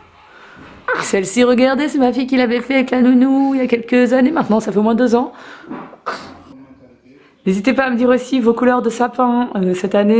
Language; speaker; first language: French; native; French